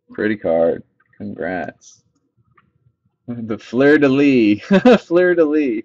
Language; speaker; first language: English; native; English